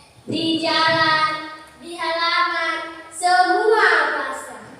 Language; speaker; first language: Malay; non-native, local second language; Tetum